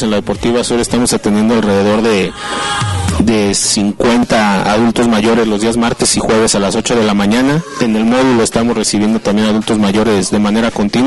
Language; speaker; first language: Spanish; native; Spanish